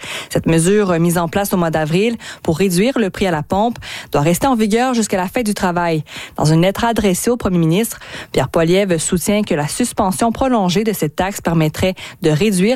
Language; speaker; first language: French; native; French